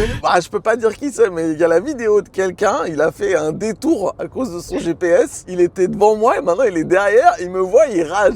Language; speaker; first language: French; native; French